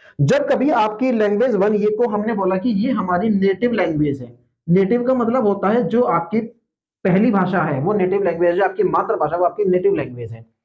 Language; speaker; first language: Hindi; native; Hindi